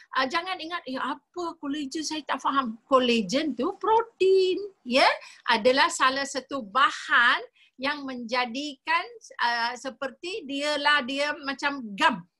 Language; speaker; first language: Malay; non-native, local second language; Tamil